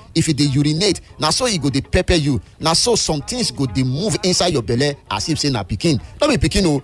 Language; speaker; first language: Nigerian Pidgin; native; Nigerian Pidgin